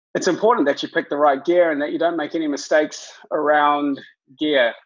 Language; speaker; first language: English; native; English